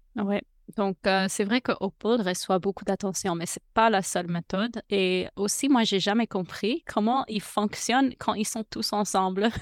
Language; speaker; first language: French; non-native, fluent; English